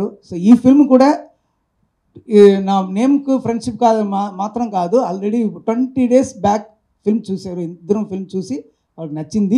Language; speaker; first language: Telugu; non-native, learner; Tamil